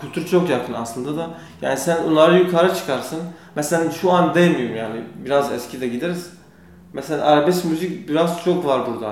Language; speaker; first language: Turkish; non-native, learner; Kurdish